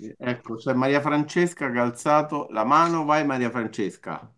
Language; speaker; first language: Italian; native; Italian